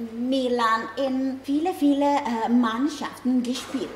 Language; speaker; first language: German; non-native, learner; Italian